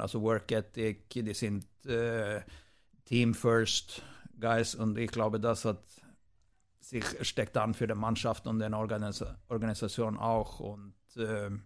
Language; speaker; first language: German; non-native, fluent; Swedish